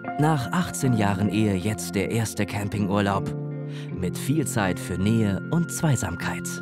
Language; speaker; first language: German; native; German